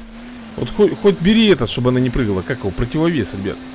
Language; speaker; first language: Russian; native; Russian